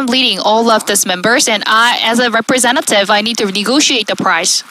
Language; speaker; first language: English; non-native, fluent; Korean